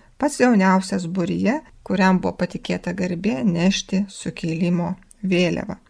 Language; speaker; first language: Lithuanian; native; Lithuanian